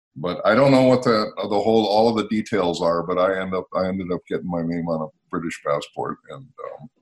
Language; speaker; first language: English; native; English